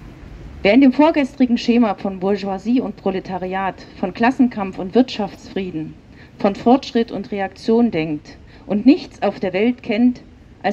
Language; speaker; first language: German; native; German